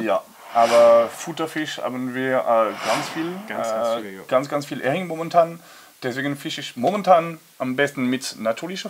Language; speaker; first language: German; non-native, learner; French